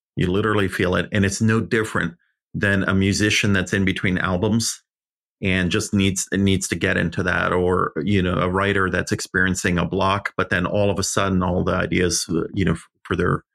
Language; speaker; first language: English; early bilingual, other home language; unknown